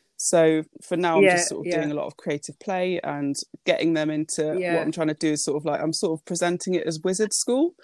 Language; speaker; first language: English; early bilingual, other home language; Japanese